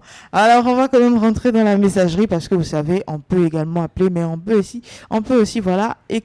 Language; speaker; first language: French; native; French